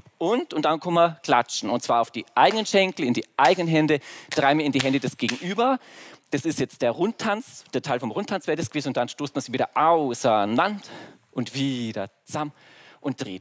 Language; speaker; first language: German; native; German